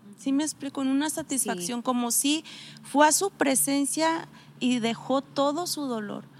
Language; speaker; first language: Spanish; native; Spanish